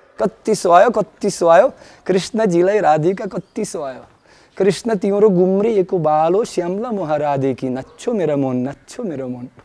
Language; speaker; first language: Nepali; non-native, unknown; Russian